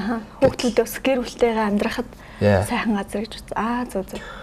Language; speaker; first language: Mongolian; native; Mongolian